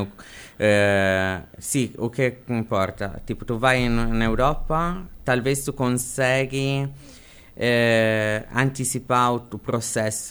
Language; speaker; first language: Portuguese; non-native, fluent; Italian